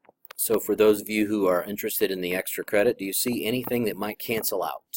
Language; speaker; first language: English; native; English